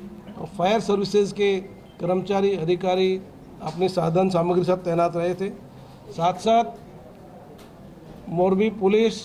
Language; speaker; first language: Hindi; non-native, local second language; Gujarati